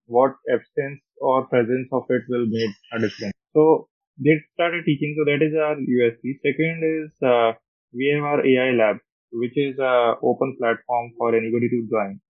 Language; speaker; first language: English; non-native, local second language; Hindi